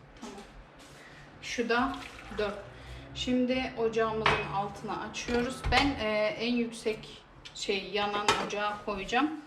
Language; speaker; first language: Turkish; native; Turkish